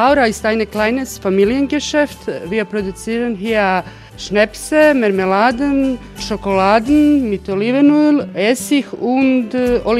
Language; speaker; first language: German; non-native, learner; Croatian